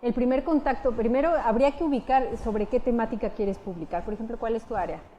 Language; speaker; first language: Spanish; native; Spanish